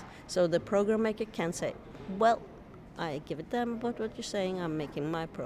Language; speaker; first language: English; non-native, fluent; Norwegian